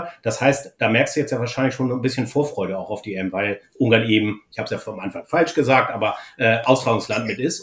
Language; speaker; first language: German; native; German